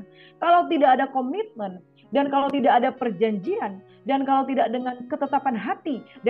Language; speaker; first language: Indonesian; native; Indonesian